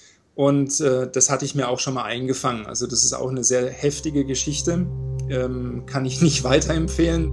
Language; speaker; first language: German; native; German